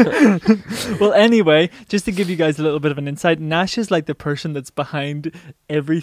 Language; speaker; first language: English; native; English